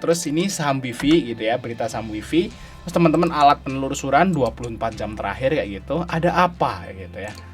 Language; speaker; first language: Indonesian; native; Indonesian